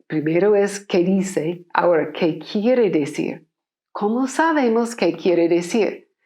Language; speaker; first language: Spanish; non-native, fluent; English